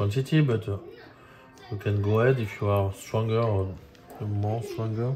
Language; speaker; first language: English; non-native, learner; French